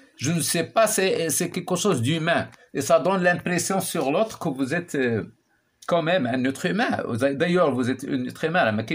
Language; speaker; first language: French; non-native, local second language; Arabic